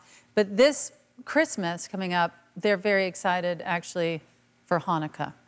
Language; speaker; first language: English; native; English